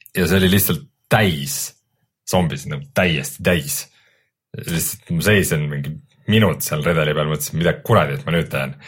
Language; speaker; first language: Estonian; native; Estonian